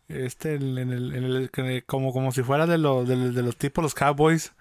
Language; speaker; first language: Spanish; early bilingual, other home language; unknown